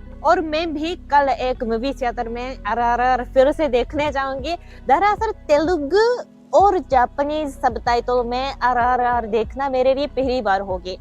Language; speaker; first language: Hindi; non-native, fluent; Japanese